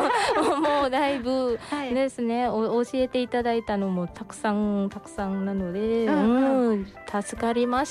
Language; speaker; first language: Japanese; non-native, fluent; Thai